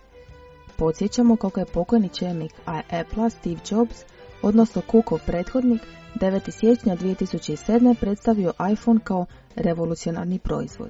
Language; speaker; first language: Croatian; native; Croatian